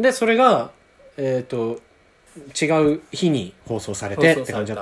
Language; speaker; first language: Japanese; native; Japanese